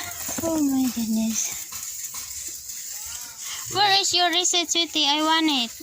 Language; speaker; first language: English; non-native, learner; Cebuano